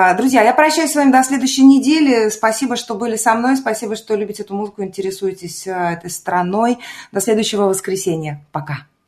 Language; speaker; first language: Russian; native; Russian